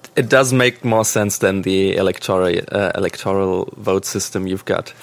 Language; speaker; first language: English; non-native, fluent; German